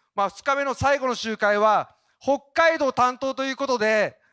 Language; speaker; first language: Japanese; native; Japanese